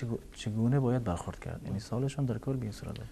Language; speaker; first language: Persian; native; Persian